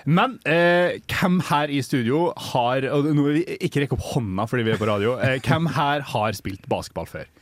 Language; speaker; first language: Norwegian; native; Norwegian